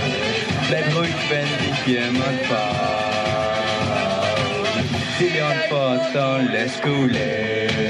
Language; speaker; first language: German; native; German